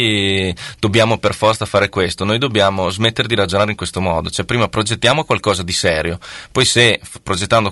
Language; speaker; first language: Italian; native; Italian